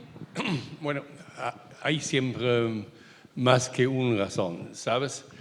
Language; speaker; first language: Spanish; non-native, fluent; German